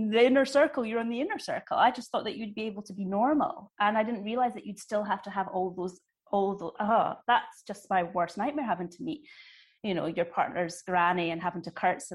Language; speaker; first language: English; native; English